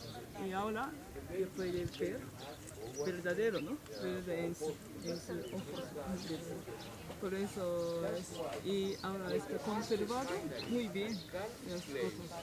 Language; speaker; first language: Spanish; non-native, learner; Japanese